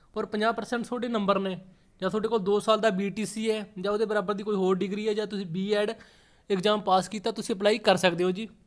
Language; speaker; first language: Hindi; non-native, local second language; Punjabi